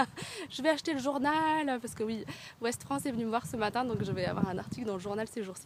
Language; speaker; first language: French; native; French